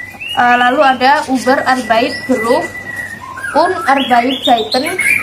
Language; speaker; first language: German; non-native, learner; Indonesian